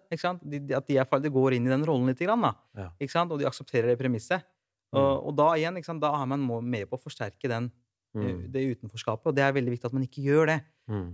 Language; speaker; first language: Norwegian; native; Norwegian